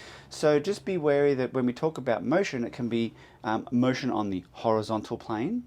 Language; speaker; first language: English; native; English